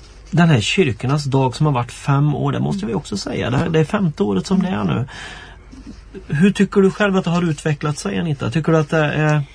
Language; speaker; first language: Swedish; native; Swedish